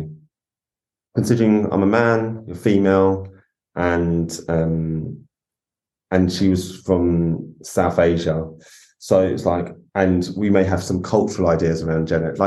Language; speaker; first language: English; native; English